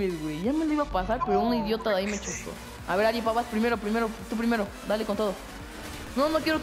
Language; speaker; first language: Spanish; native; Spanish